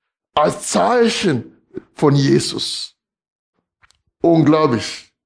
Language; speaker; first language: German; non-native, fluent; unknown